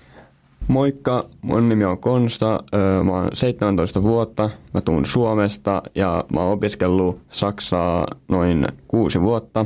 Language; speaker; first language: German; non-native, fluent; Finnish